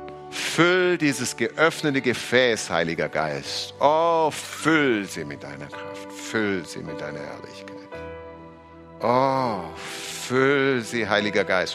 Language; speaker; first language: German; native; German